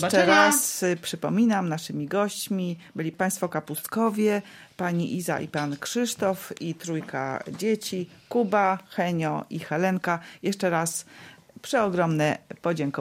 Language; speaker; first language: Polish; native; Polish